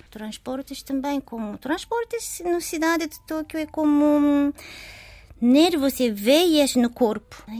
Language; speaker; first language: Portuguese; non-native, learner; Japanese